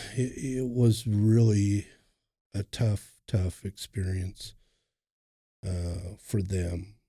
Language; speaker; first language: English; native; English